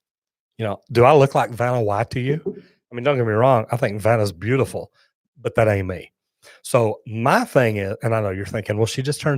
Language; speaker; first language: English; native; English